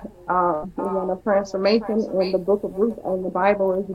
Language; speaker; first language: English; native; English